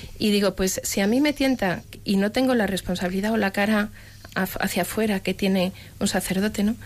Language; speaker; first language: Spanish; native; Spanish